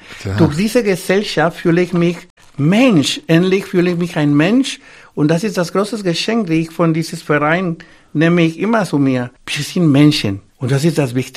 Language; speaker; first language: German; non-native, fluent; Spanish